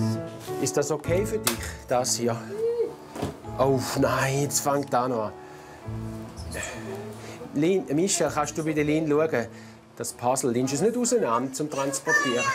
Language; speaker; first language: German; native; German